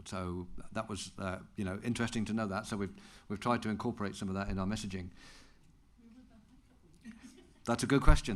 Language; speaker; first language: English; native; English